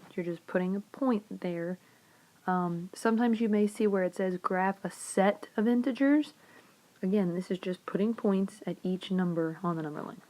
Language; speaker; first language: English; native; English